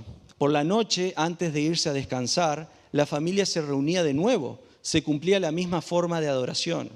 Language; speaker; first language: Spanish; native; Spanish